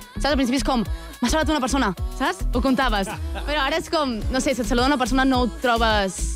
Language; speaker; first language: Catalan; non-native, local second language; Spanish